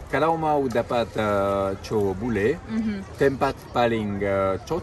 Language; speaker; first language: Indonesian; non-native, fluent; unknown